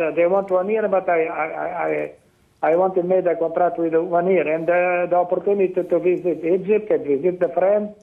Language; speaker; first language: English; non-native, fluent; Portuguese